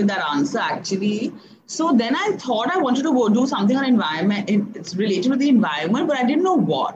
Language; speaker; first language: English; non-native, local second language; Hindi